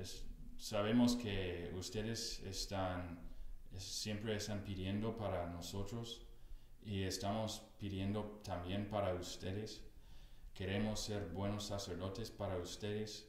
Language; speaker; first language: Spanish; non-native, fluent; English